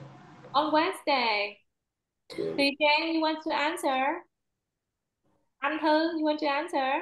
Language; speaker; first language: English; non-native, fluent; Vietnamese